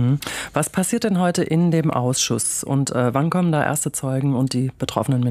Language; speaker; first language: German; native; German